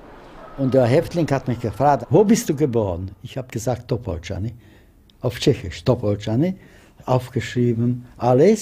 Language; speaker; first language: German; non-native, fluent; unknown